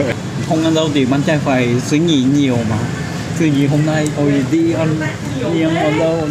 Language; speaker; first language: Vietnamese; non-native, learner; Japanese